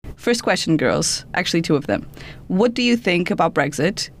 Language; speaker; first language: English; non-native, fluent; Portuguese